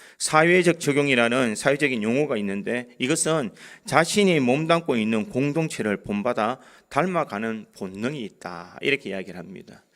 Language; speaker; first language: Korean; native; Korean